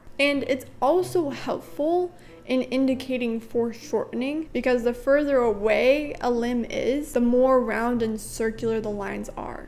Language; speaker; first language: English; native; English